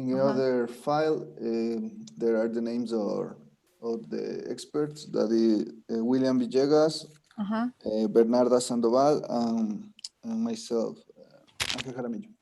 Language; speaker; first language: English; non-native, learner; Spanish